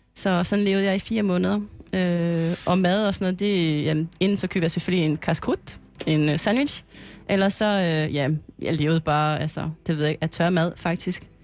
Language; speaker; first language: Danish; non-native, fluent; French